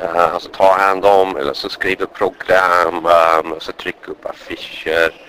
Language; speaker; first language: Swedish; non-native, fluent; English